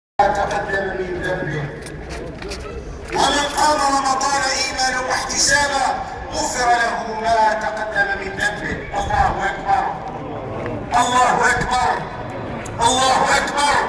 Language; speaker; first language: Arabic; native; Arabic